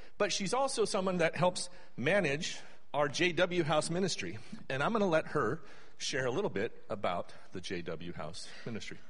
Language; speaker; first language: English; native; English